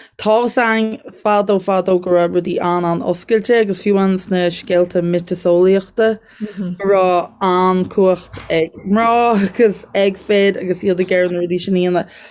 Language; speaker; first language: Irish; native; Irish